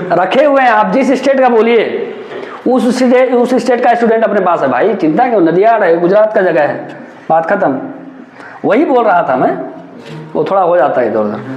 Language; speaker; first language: Hindi; native; Hindi